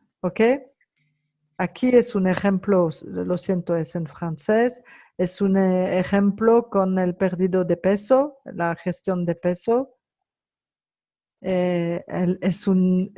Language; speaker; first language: Spanish; non-native, fluent; French